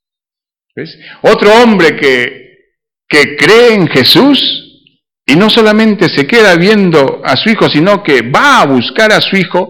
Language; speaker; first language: Spanish; native; Spanish